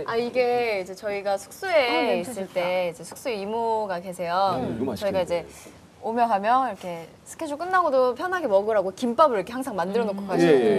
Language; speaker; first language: Korean; native; Korean